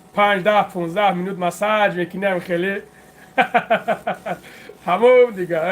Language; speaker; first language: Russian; non-native, learner; Tajik